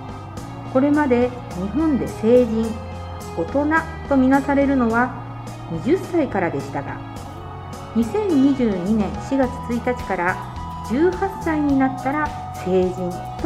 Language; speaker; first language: Japanese; native; Japanese